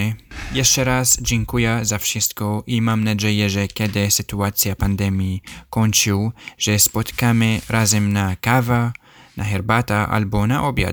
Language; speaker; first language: Polish; non-native, learner; Arabic